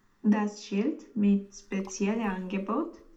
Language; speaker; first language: German; non-native, learner; Romanian